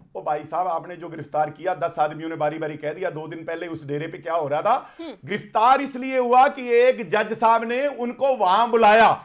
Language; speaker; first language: Hindi; native; Hindi